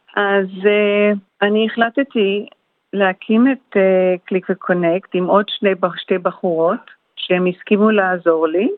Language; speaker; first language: Hebrew; early bilingual, heritage; Hebrew